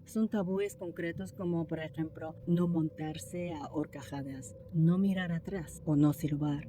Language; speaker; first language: Spanish; non-native, fluent; Japanese